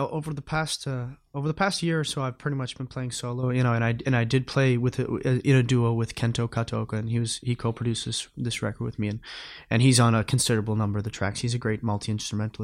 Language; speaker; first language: English; native; English